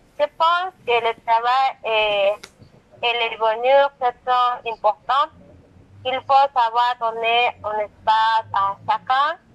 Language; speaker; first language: French; non-native, learner; Spanish